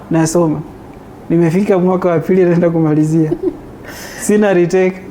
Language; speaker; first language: Swahili; non-native, local second language; Gusii